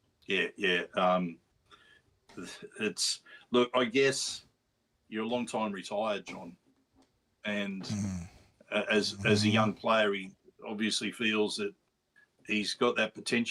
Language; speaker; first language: English; native; English